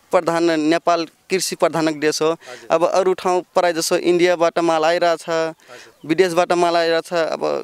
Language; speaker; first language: Nepali; non-native, local second language; Rana Tharu